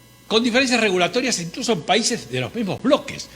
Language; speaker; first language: Spanish; native; Spanish